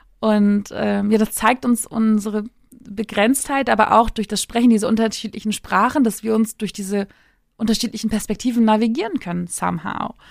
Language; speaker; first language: German; early bilingual, other home language; Turkish